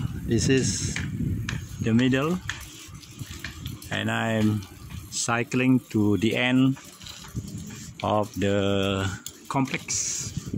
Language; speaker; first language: English; non-native, learner; Indonesian